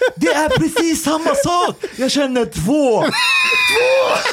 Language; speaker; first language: Swedish; non-native, fluent; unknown